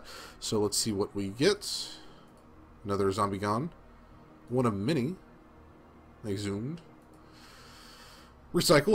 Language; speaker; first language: English; native; English